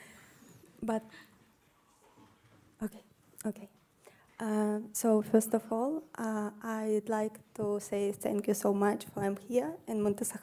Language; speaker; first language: English; non-native, learner; Russian